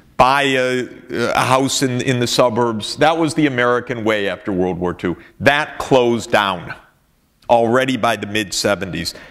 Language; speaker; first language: English; native; English